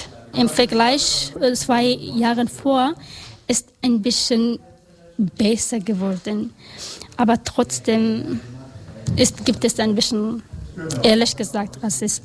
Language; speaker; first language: German; non-native, learner; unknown